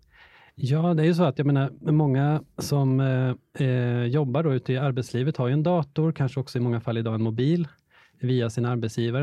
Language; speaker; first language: Swedish; native; Swedish